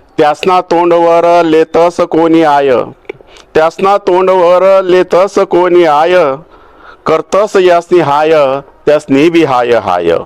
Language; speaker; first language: Marathi; native; Marathi